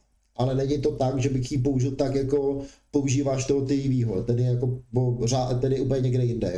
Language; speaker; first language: Czech; native; Czech